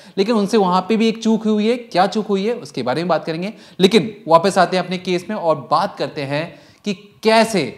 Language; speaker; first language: Hindi; native; Hindi